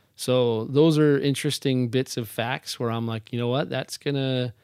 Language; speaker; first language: English; native; English